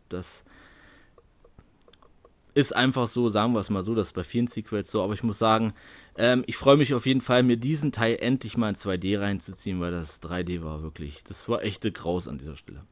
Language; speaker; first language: German; native; German